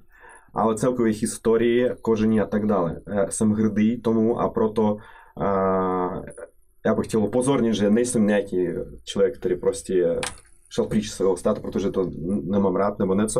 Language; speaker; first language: Czech; non-native, fluent; Russian